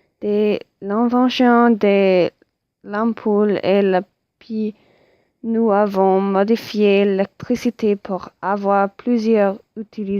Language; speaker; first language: French; non-native, learner; English